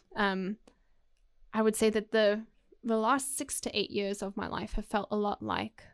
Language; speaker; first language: English; native; English